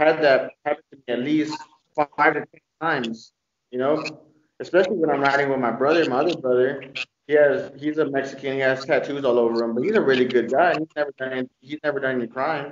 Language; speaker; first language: English; native; English